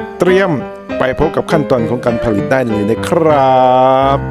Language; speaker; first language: Thai; native; Thai